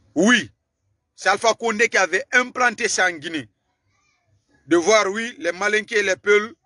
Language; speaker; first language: French; non-native, local second language; Susu